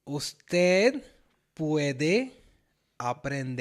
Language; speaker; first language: Spanish; non-native, learner; Hindi